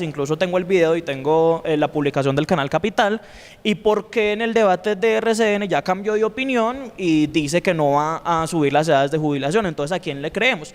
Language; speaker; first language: Spanish; native; Spanish